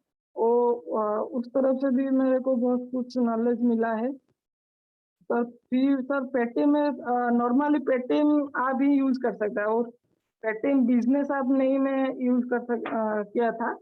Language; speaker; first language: Hindi; non-native, local second language; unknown